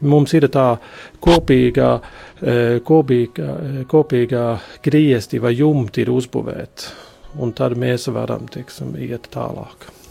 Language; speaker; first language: Latvian; non-native, local second language; Polish